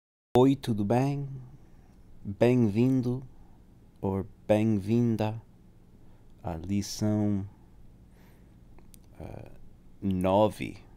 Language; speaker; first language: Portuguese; non-native, fluent; English